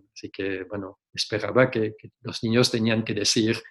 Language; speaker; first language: Spanish; non-native, fluent; French